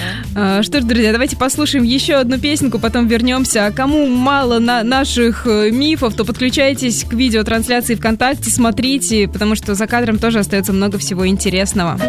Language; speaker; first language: Russian; native; Russian